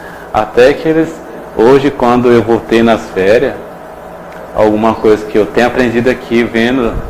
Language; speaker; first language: Portuguese; non-native, local second language; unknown